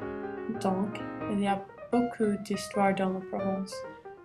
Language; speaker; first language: French; non-native, learner; English